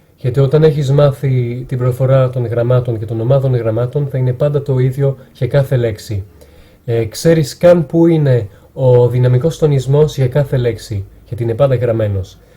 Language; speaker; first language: Greek; non-native, fluent; French